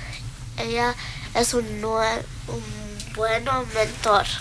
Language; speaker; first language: Spanish; early bilingual, other home language; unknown